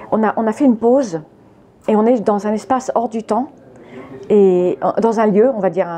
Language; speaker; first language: French; early bilingual, other home language; English